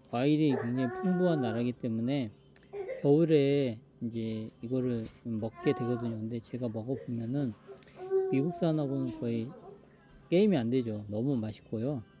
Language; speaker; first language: Korean; native; Korean